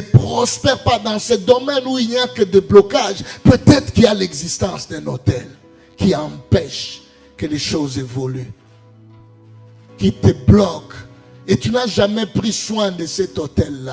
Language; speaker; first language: French; non-native, local second language; Lingala